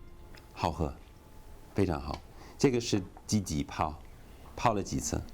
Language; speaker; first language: Chinese; non-native, fluent; English